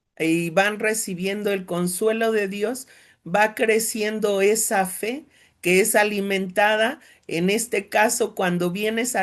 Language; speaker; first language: Spanish; native; Spanish